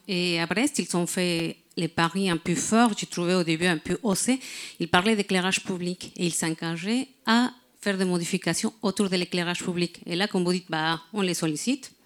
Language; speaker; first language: French; non-native, fluent; Spanish